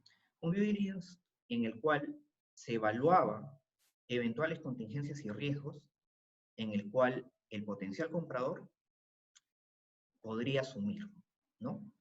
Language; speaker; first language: Spanish; native; Spanish